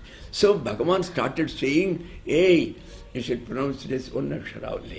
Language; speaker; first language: English; non-native, local second language; Tamil